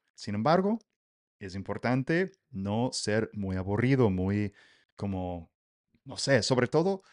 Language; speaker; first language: Spanish; non-native, fluent; English